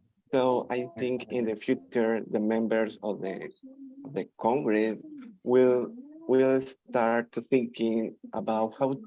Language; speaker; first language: English; non-native, learner; Spanish